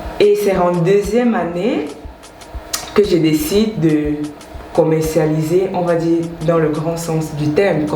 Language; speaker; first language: French; native; French